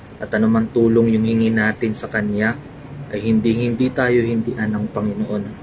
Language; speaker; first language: Filipino; native; Filipino